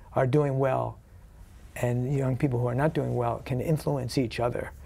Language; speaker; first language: English; native; English